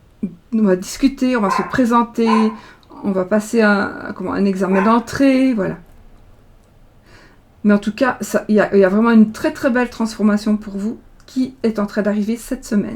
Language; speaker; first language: French; native; French